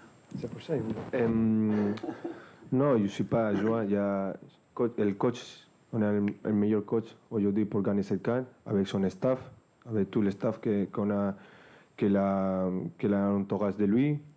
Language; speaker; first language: French; non-native, fluent; Spanish